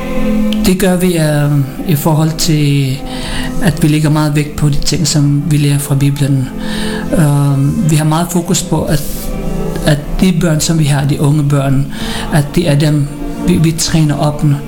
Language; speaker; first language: Danish; non-native, fluent; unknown